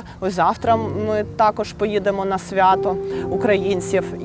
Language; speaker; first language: Ukrainian; native; Ukrainian